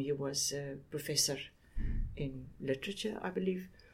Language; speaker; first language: English; non-native, local second language; Afrikaans